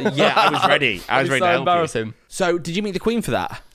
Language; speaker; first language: English; native; English